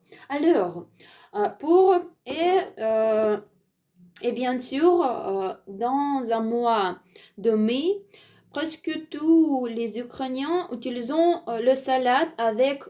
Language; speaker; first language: French; non-native, learner; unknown